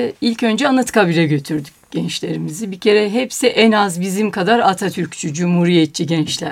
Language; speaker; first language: Turkish; native; Turkish